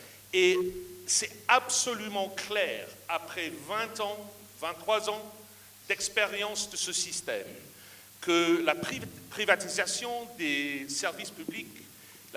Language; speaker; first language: French; non-native, fluent; English